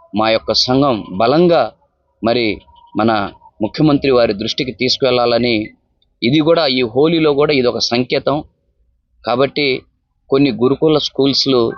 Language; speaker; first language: Telugu; non-native, local second language; Lambadi